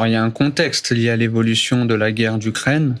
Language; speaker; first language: French; native; French